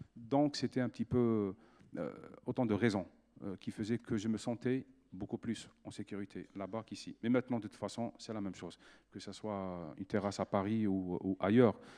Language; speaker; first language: French; non-native, local second language; Arabic